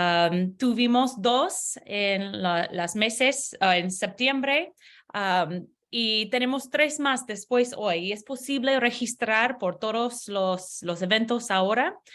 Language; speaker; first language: Spanish; non-native, learner; English